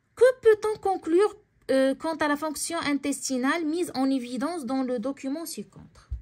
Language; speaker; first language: French; non-native, local second language; Arabic